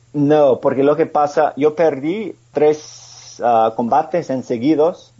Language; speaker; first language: Spanish; non-native, fluent; English